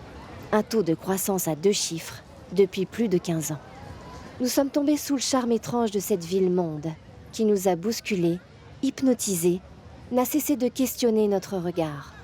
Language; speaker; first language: French; native; French